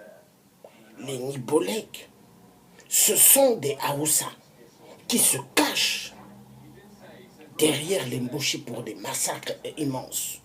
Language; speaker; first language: French; non-native, local second language; Kongo